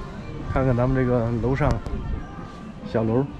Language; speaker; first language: Chinese; native; Chinese